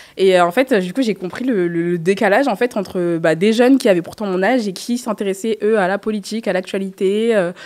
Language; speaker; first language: French; native; French